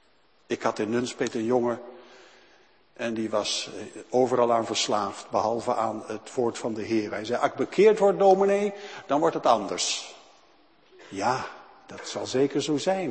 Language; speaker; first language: Dutch; native; Dutch